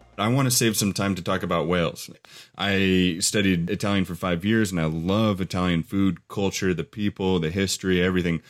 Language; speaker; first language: English; native; English